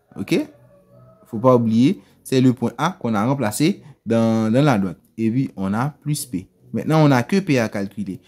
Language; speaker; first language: French; non-native, local second language; Haitian Creole